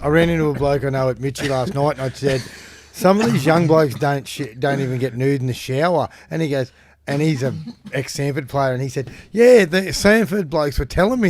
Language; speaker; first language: English; native; English